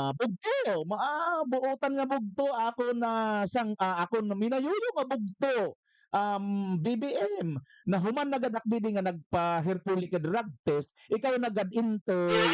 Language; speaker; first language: Filipino; native; Filipino